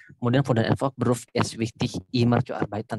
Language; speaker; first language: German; non-native, fluent; Indonesian